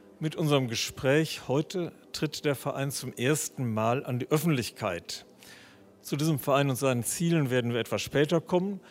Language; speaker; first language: German; native; German